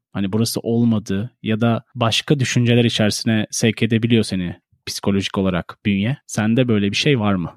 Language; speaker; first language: Turkish; native; Turkish